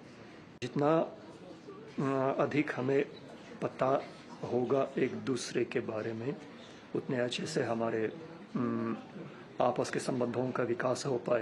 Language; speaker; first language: Hindi; non-native, fluent; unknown